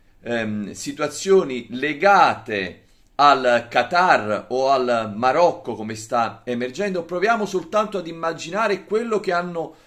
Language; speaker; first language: Italian; native; Italian